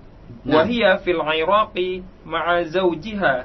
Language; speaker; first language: Arabic; non-native, learner; Indonesian